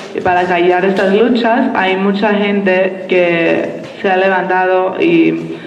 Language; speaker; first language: Spanish; non-native, fluent; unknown